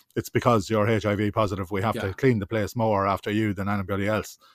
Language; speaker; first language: English; native; English